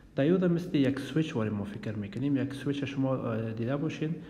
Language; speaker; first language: Persian; native; Persian